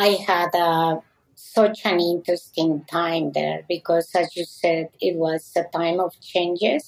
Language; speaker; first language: English; non-native, fluent; Spanish